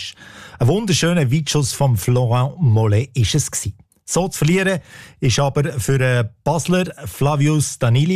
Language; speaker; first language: German; native; German